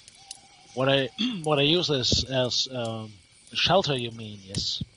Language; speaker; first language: English; non-native, learner; German